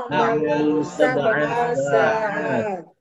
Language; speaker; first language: Arabic; non-native, learner; Indonesian